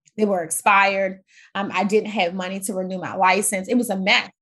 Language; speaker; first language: English; native; English